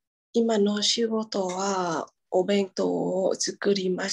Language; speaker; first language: Japanese; non-native, learner; Vietnamese